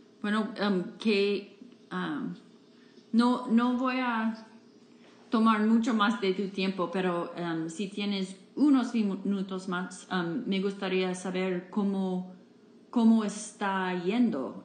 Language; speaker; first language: Spanish; non-native, fluent; English